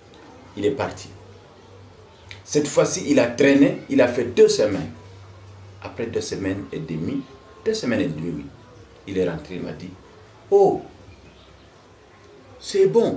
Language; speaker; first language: French; non-native, local second language; Swahili